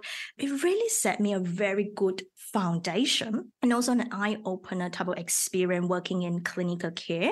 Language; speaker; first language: English; non-native, local second language; Chinese